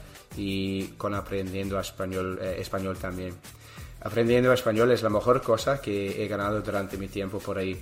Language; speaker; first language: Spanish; non-native, learner; English